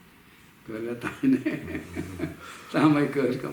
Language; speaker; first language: Thai; native; Thai